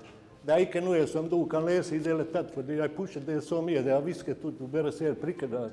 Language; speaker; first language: Norwegian; non-native, fluent; Bosnian